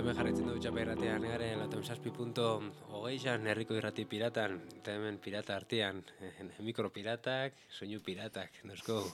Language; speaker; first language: Basque; native; Basque